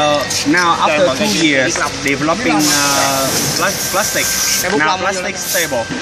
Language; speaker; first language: English; non-native, learner; Vietnamese